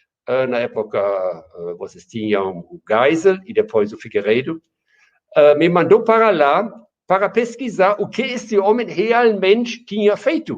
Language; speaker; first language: Portuguese; non-native, fluent; German